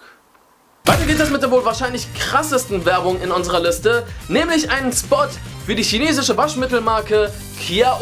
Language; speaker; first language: German; native; German